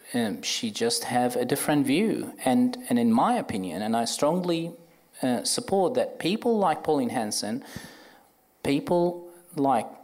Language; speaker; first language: English; non-native, fluent; Arabic